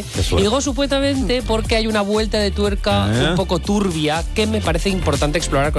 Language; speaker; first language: Spanish; native; Spanish